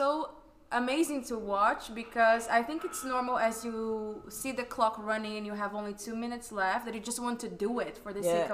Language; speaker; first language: English; non-native, fluent; Portuguese